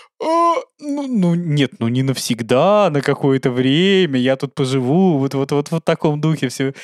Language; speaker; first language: Russian; native; Russian